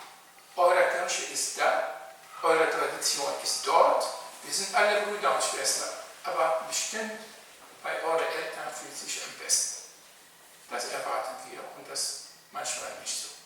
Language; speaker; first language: German; non-native, fluent; Arabic